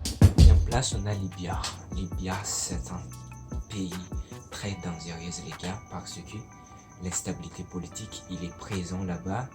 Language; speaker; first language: French; non-native, local second language; Malagasy